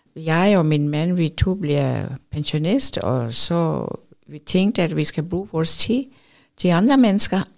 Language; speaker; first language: Danish; non-native, fluent; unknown